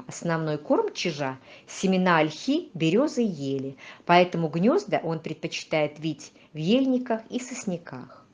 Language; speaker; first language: Russian; native; Russian